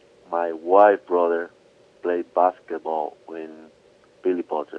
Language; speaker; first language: English; non-native, learner; Spanish